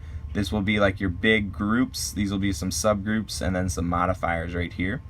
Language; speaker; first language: English; native; English